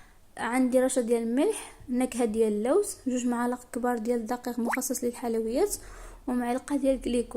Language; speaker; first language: Arabic; native; Arabic